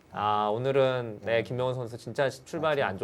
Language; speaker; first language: Korean; native; Korean